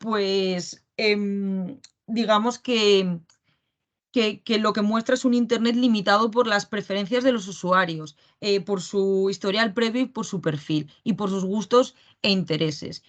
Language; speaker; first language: Spanish; native; Spanish